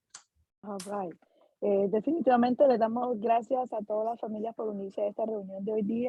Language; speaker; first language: Spanish; native; Spanish